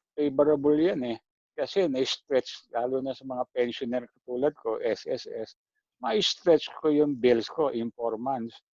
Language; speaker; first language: Filipino; native; Filipino